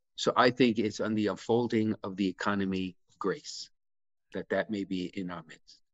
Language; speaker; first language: English; native; English